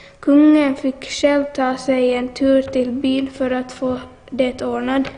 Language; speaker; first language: Swedish; native; Swedish